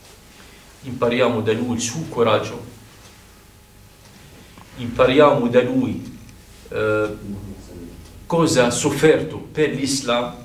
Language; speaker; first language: Italian; non-native, fluent; Arabic